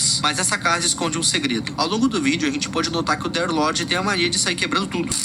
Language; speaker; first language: Portuguese; native; Portuguese